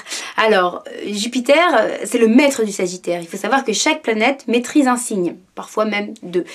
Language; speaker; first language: French; native; French